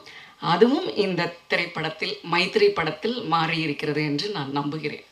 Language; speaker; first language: Tamil; native; Tamil